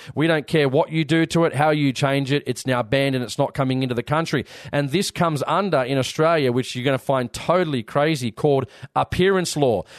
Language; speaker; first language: English; native; English